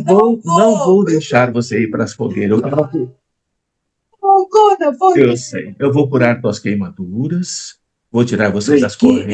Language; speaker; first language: Portuguese; native; Portuguese